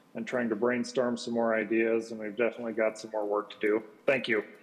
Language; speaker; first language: English; native; English